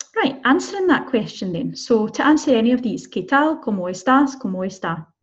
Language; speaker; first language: English; native; English